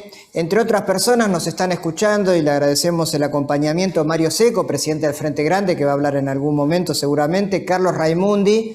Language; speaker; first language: Spanish; native; Spanish